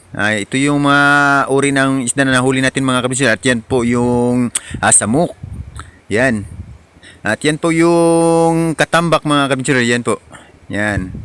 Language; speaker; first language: Filipino; non-native, local second language; Cebuano